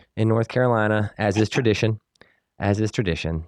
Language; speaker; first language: English; native; English